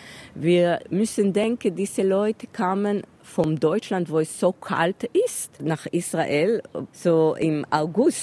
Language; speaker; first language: German; non-native, fluent; Hebrew